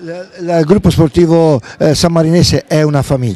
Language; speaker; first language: Italian; native; Italian